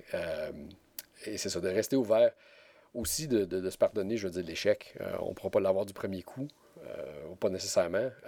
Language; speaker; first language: French; native; French